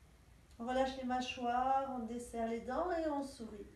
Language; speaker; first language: French; native; French